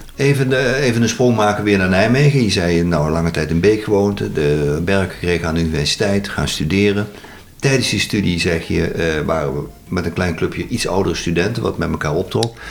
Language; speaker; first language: Dutch; native; Dutch